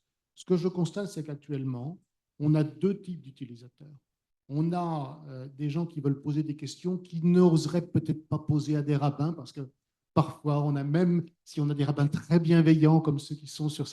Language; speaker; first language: French; native; French